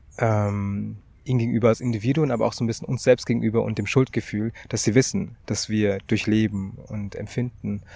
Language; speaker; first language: German; early bilingual, other home language; Tamil